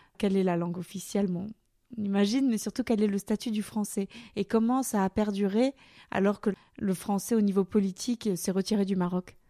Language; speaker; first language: French; native; French